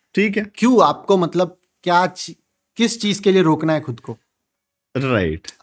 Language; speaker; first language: Hindi; non-native, local second language; Punjabi